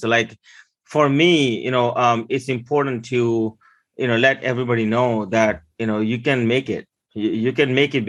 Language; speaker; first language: English; early bilingual, other home language; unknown